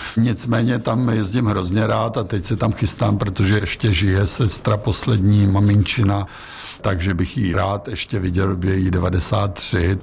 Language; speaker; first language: Czech; native; Czech